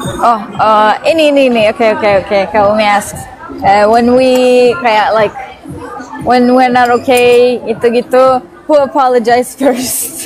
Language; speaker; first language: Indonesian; non-native, learner; Turkish